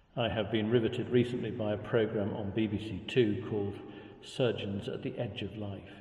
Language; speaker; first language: English; native; English